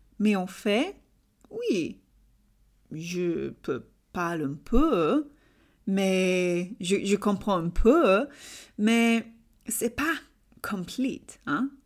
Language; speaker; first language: French; non-native, learner; English